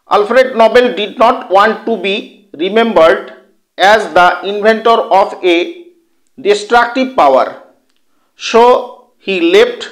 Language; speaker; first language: English; non-native, local second language; Bangla